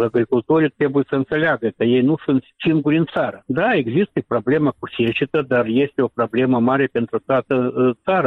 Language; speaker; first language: Romanian; non-native, local second language; Russian